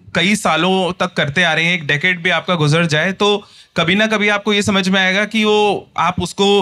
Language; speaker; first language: Hindi; native; Hindi